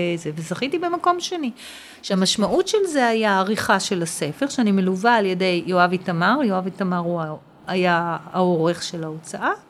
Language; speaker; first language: Hebrew; native; Hebrew